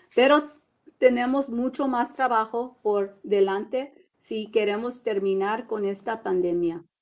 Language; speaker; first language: Spanish; early bilingual, heritage; Spanish